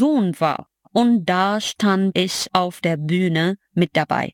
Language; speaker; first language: German; non-native, fluent; Arabic